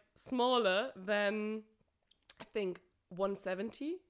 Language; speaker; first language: English; non-native, fluent; German